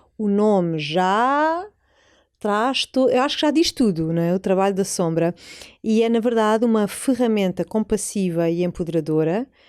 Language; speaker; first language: Portuguese; native; Portuguese